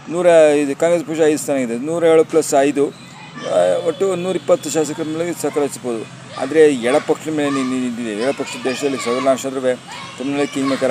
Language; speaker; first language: Kannada; native; Kannada